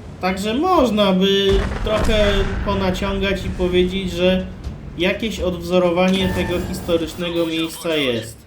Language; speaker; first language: Polish; native; Polish